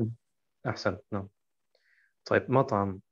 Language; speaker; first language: Arabic; non-native, fluent; German